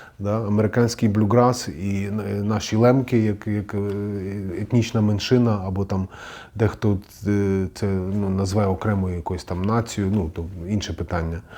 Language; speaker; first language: Ukrainian; native; Ukrainian